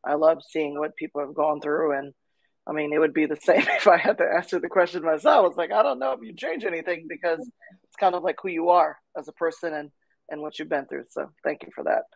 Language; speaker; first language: English; native; English